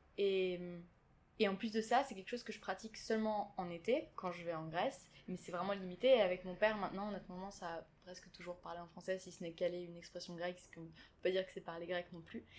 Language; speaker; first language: French; early bilingual, other home language; German